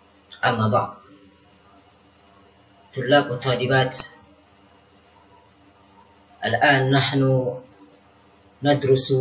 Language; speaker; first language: Arabic; non-native, fluent; Indonesian